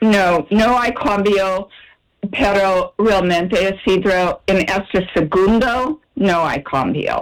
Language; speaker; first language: Spanish; non-native, learner; English